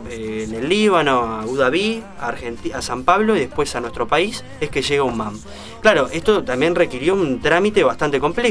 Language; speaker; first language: Spanish; native; Spanish